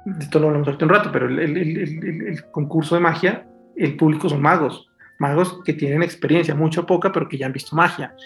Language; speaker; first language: Spanish; native; Spanish